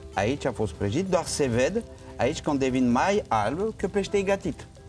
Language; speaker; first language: Romanian; non-native, learner; French